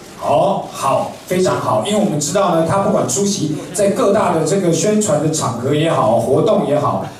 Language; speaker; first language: Chinese; native; Chinese